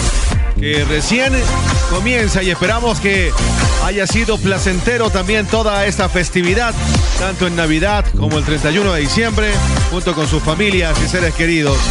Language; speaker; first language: Spanish; native; Spanish